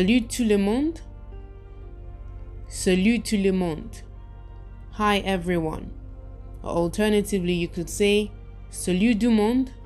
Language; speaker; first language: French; non-native, learner; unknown